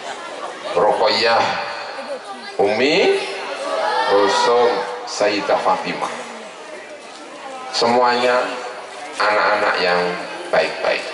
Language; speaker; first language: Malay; non-native, local second language; Javanese